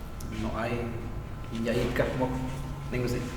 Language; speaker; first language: Spanish; non-native, local second language; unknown